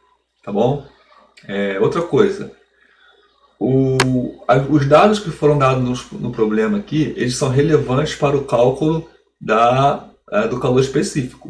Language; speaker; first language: Portuguese; native; Portuguese